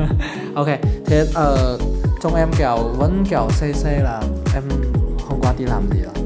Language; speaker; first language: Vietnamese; non-native, fluent; Chinese